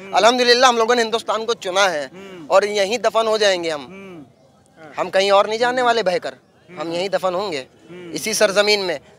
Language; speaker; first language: Hindi; native; Hindi